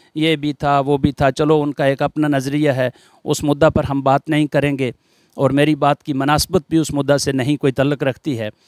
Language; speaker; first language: Hindi; non-native, local second language; Gujari